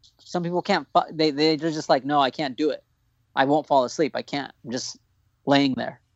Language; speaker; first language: English; native; English